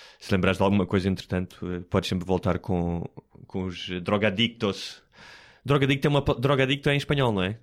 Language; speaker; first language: Portuguese; native; Portuguese